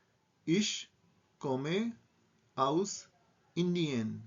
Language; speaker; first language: German; non-native, learner; Hindi